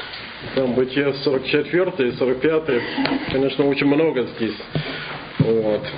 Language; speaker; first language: Russian; non-native, fluent; English